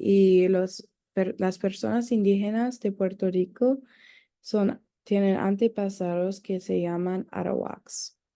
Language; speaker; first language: Spanish; non-native, learner; English